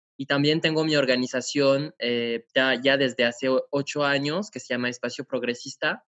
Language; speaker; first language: Spanish; non-native, fluent; French